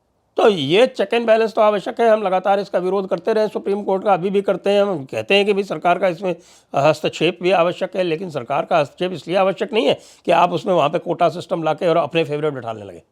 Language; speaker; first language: Hindi; native; Hindi